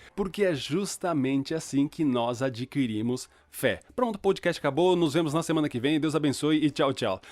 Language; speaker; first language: Portuguese; early bilingual, other home language; Spanish